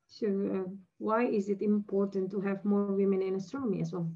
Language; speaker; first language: English; non-native, fluent; Indonesian